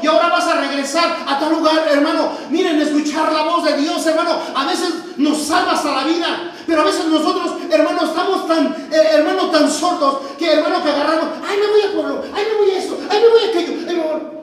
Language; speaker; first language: Spanish; native; Spanish